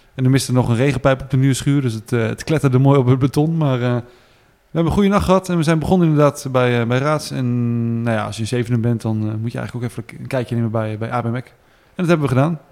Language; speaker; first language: Dutch; native; Dutch